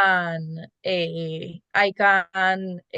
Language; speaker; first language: English; non-native, learner; Spanish